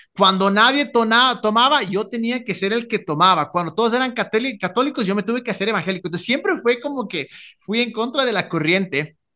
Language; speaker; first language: Spanish; native; Spanish